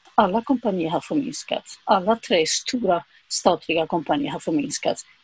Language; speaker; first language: Swedish; non-native, fluent; Spanish